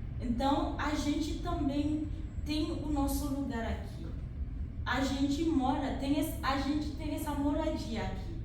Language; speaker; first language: Portuguese; non-native, fluent; Haitian Creole